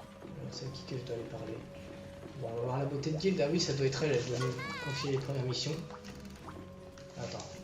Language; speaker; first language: French; native; French